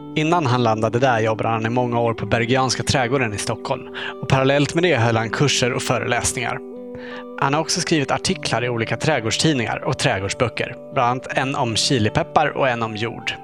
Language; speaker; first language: Swedish; native; Swedish